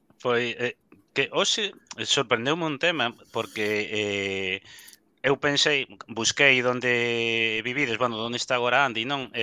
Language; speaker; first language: Galician; native; Galician